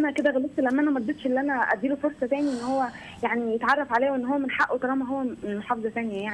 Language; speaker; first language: Arabic; native; Arabic